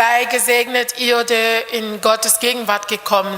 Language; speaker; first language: German; non-native, fluent; French